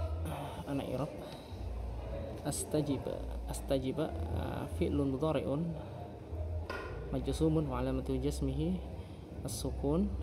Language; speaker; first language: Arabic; non-native, fluent; Indonesian